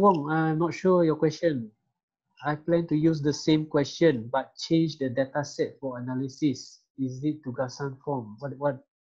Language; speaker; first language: English; non-native, local second language; Malay